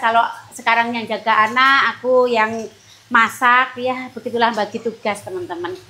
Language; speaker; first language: Indonesian; non-native, local second language; Javanese